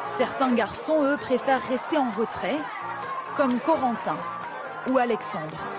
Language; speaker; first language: French; native; French